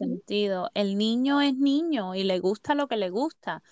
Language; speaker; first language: Spanish; native; Spanish